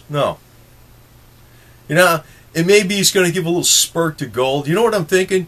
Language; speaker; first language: English; native; English